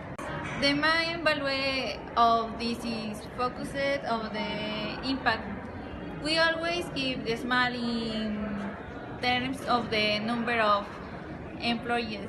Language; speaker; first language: English; non-native, learner; Spanish